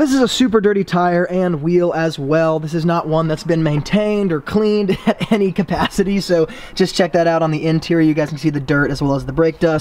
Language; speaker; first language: English; native; English